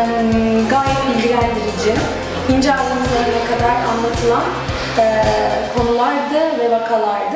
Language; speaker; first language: Turkish; native; Turkish